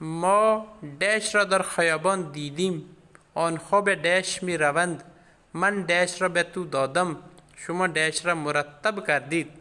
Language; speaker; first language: Persian; non-native, fluent; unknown